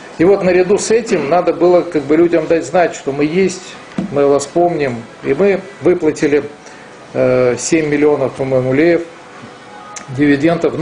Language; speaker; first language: Russian; non-native, local second language; Romanian